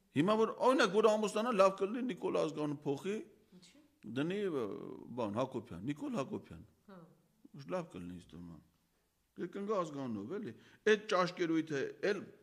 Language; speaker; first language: Armenian; native; Armenian